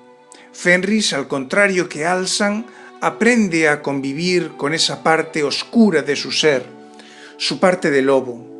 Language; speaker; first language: Spanish; native; Spanish